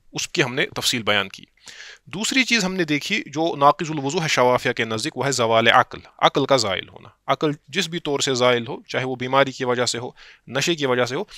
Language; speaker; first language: Urdu; non-native, local second language; Kashmiri